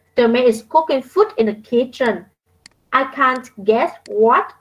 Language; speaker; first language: English; non-native, fluent; Vietnamese